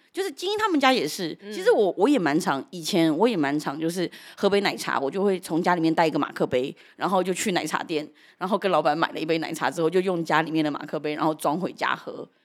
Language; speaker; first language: Chinese; early bilingual, heritage; Chinese